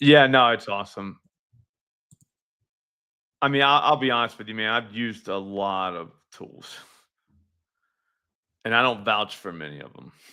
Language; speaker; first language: English; native; English